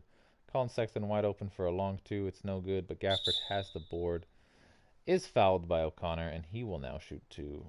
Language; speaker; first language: English; native; English